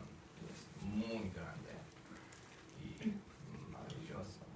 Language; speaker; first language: Spanish; non-native, learner; English